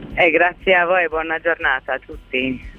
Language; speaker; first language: Italian; early bilingual, heritage; Italian